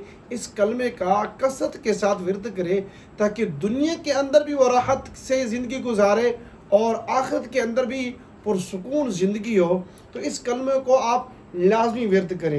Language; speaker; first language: Urdu; native; Urdu